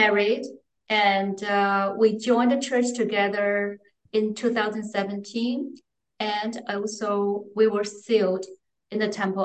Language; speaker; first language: English; non-native, fluent; Chinese